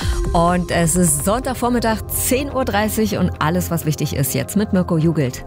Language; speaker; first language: German; native; German